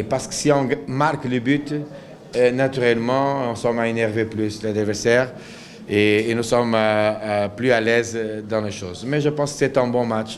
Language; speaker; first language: French; non-native, local second language; Arabic